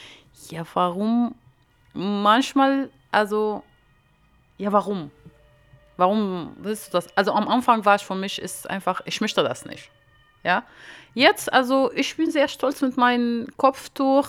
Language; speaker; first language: German; non-native, fluent; Arabic